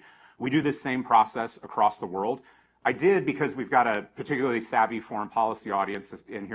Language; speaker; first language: English; native; English